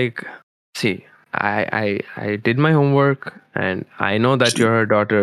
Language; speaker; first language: English; non-native, local second language; Bangla